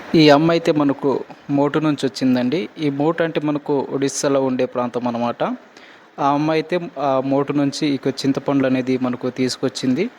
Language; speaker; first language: Telugu; non-native, local second language; Koya